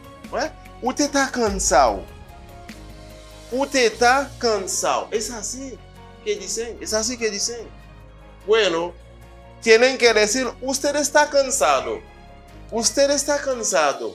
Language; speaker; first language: Spanish; non-native, fluent; Haitian Creole